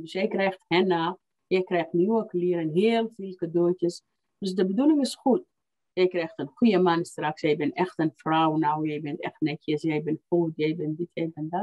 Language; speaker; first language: Dutch; non-native, fluent; Arabic